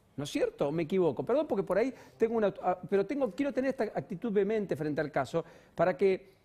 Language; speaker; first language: Spanish; native; Spanish